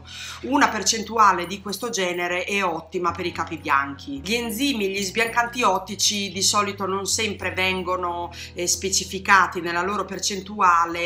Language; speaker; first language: Italian; native; Italian